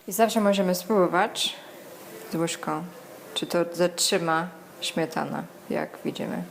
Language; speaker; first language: Polish; non-native, learner; English